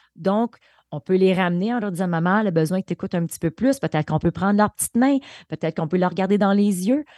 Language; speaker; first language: French; native; French